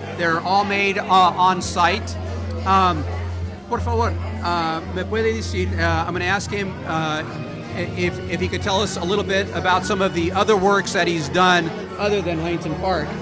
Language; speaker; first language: English; native; English